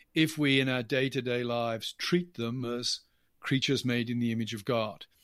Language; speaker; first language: English; native; English